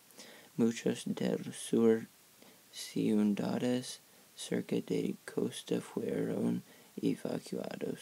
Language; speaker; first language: Spanish; non-native, learner; English